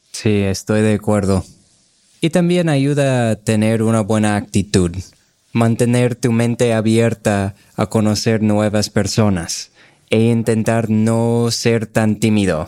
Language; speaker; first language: Spanish; non-native, fluent; English